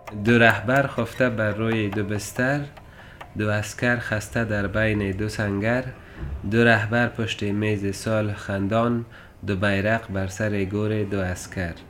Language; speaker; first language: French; non-native, fluent; Persian